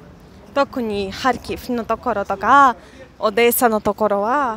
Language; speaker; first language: Japanese; non-native, fluent; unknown